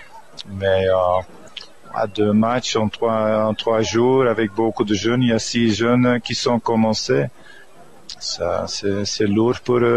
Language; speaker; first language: French; non-native, fluent; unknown